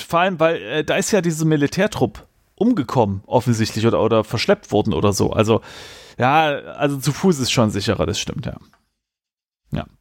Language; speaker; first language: German; native; German